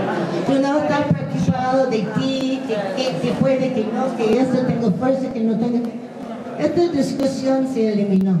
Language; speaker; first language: Spanish; non-native, fluent; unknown